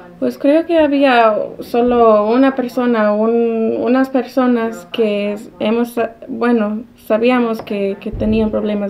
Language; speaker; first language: Spanish; non-native, fluent; English